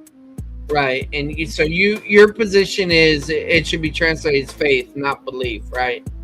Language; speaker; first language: English; native; English